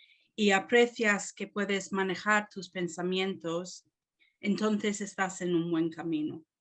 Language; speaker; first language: Spanish; non-native, fluent; English